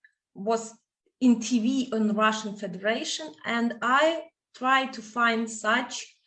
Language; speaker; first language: English; non-native, fluent; Ukrainian